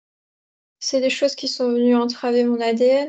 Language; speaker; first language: French; native; French